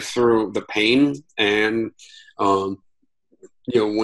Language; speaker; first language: English; native; English